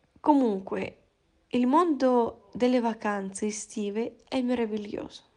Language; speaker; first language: Italian; non-native, fluent; Russian